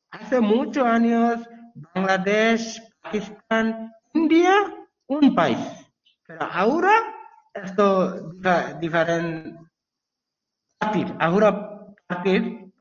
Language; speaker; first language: Spanish; non-native, learner; Bangla